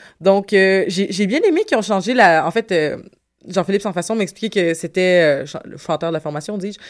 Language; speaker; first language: French; native; French